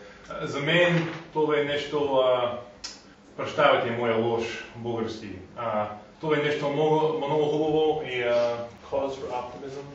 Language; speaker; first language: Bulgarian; non-native, learner; English